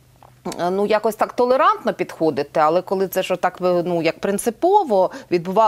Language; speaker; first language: Ukrainian; native; Ukrainian